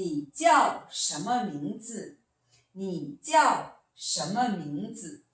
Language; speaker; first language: Chinese; non-native, fluent; Korean